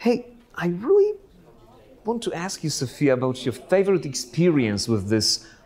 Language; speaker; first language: English; non-native, fluent; Polish